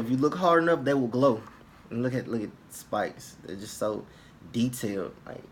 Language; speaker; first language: English; native; English